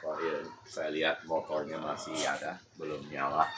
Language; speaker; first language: Indonesian; non-native, fluent; English